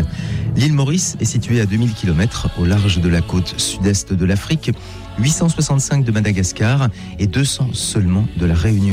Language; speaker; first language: French; native; French